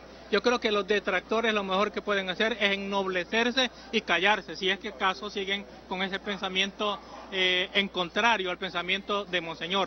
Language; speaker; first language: Spanish; native; Spanish